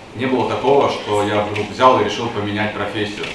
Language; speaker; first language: Russian; native; Russian